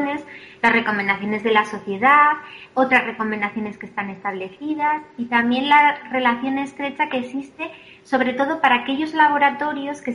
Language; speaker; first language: Spanish; native; Spanish